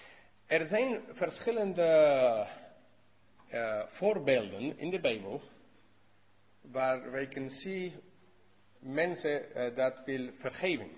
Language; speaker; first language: Dutch; non-native, learner; English